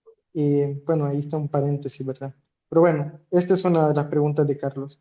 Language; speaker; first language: Spanish; native; Spanish